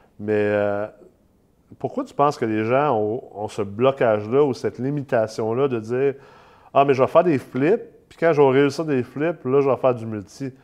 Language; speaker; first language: French; native; French